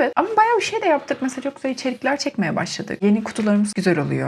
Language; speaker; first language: Turkish; native; Turkish